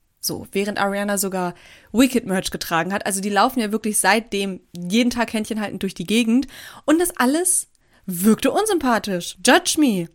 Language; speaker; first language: German; early bilingual, other home language; Turkish